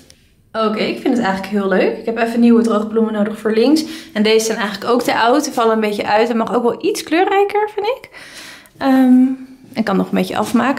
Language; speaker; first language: Dutch; native; Dutch